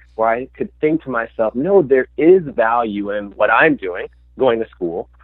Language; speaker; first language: English; native; English